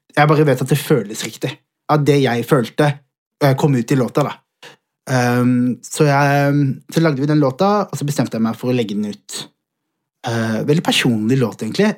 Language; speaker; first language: Norwegian; early bilingual, other home language; Somali